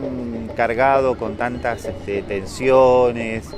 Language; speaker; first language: Spanish; native; Spanish